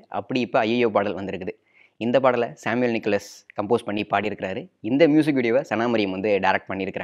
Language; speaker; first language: Tamil; native; Tamil